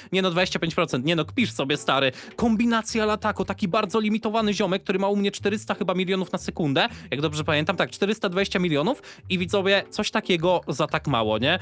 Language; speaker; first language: Polish; native; Polish